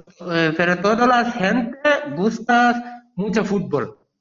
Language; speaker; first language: Spanish; non-native, learner; Bangla